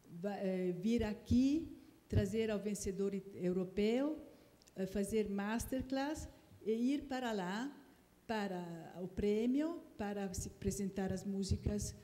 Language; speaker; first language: Portuguese; non-native, fluent; Italian